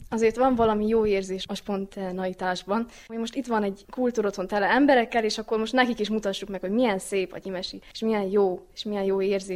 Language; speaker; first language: Hungarian; native; Hungarian